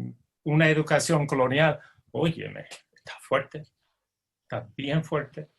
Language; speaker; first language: Spanish; non-native, fluent; English